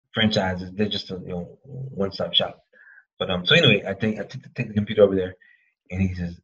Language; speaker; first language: English; native; English